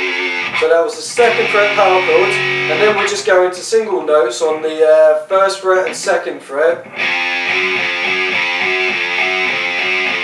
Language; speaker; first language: English; native; English